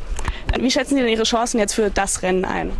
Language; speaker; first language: German; native; German